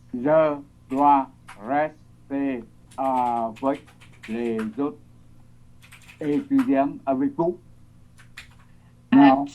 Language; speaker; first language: French; non-native, learner; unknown